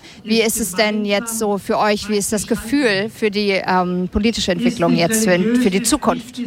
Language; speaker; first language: German; native; German